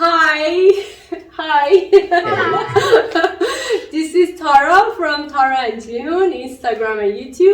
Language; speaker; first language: English; non-native, local second language; Persian